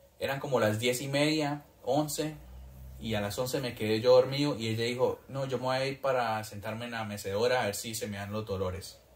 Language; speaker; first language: Spanish; early bilingual, heritage; Spanish